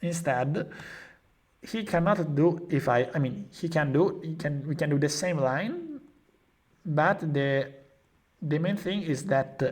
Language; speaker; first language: English; non-native, fluent; Italian